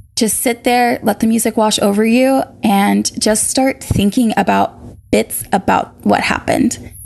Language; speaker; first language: English; native; English